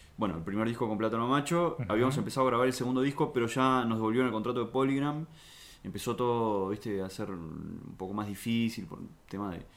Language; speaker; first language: Spanish; early bilingual, other home language; French